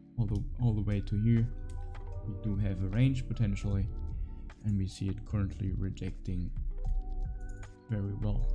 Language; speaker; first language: English; non-native, fluent; German